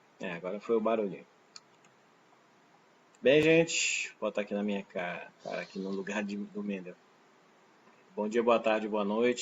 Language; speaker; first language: Portuguese; native; Portuguese